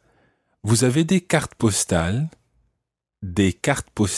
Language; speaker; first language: French; non-native, fluent; English